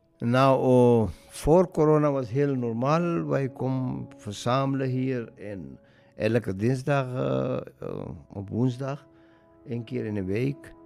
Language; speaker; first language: Dutch; non-native, learner; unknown